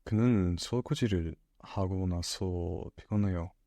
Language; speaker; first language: Korean; non-native, learner; English